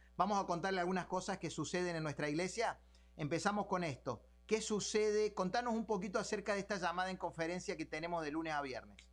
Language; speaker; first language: Spanish; native; Spanish